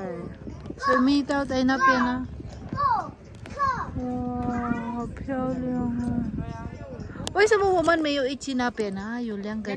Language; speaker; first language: Chinese; non-native, local second language; Filipino